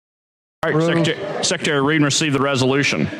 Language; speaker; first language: English; native; English